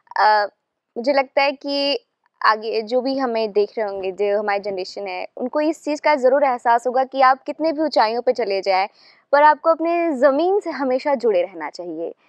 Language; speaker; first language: Hindi; native; Hindi